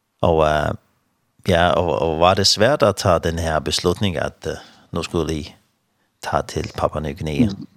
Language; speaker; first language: Danish; non-native, learner; Faroese